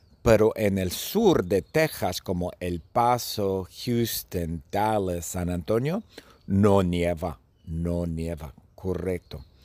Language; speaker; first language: Spanish; early bilingual, heritage; Spanish